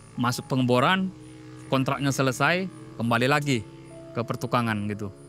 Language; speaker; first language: Indonesian; non-native, local second language; Batak Toba